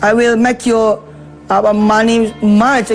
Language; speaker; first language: English; non-native, learner; Indonesian